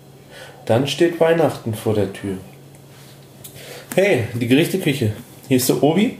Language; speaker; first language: German; native; German